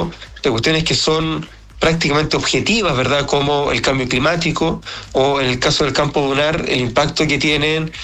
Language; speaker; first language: Spanish; native; Spanish